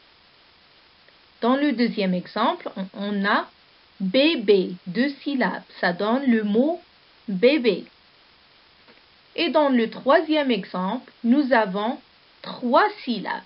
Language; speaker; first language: French; non-native, local second language; Arabic